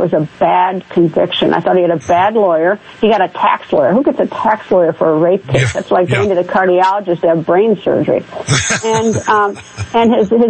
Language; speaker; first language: English; native; English